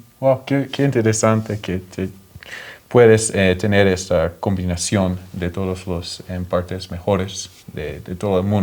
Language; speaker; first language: Spanish; non-native, fluent; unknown